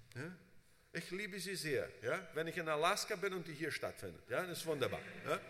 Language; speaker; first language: German; early bilingual, heritage; Portuguese